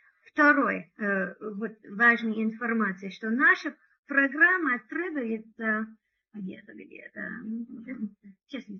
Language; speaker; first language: Russian; non-native, learner; English